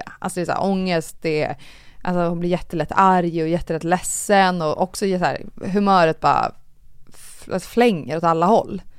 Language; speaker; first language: Swedish; native; Swedish